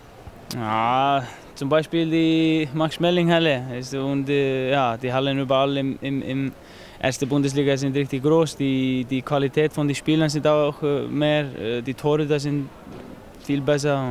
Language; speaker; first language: German; non-native, fluent; Icelandic